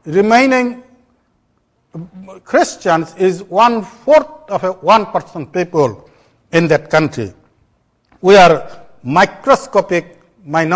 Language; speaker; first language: English; non-native, local second language; Bangla